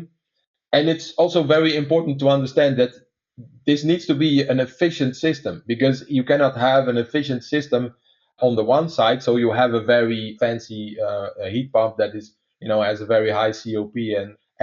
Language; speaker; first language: English; non-native, fluent; Dutch